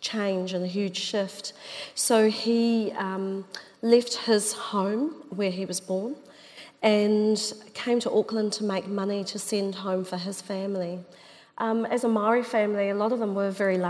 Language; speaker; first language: English; native; English